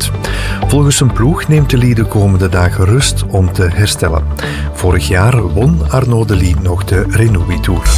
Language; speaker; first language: Dutch; native; Dutch